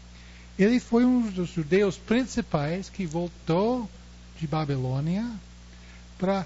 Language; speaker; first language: Portuguese; non-native, fluent; English